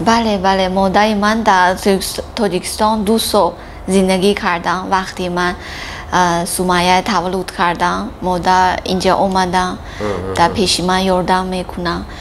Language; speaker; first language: Persian; non-native, learner; Chinese